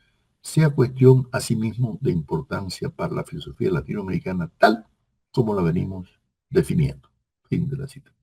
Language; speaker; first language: Spanish; native; Spanish